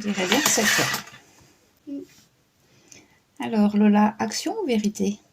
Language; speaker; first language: French; native; French